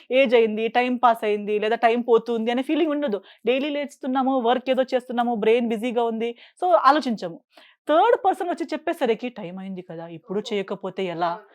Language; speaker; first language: Telugu; non-native, fluent; Konkani